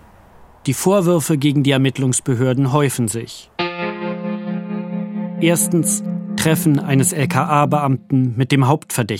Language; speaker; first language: German; native; German